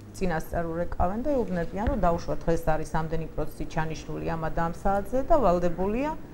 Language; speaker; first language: Georgian; non-native, local second language; Azerbaijani